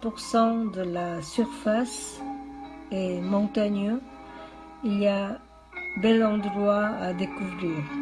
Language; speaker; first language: French; non-native, fluent; Korean